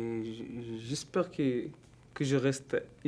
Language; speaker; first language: French; non-native, learner; Arabic